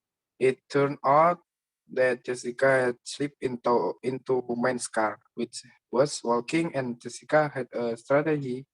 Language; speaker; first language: English; non-native, learner; Indonesian